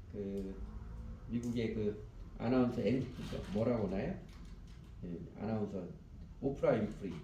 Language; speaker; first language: Korean; native; Korean